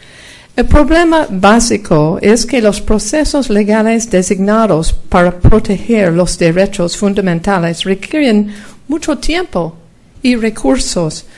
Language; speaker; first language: Spanish; non-native, fluent; English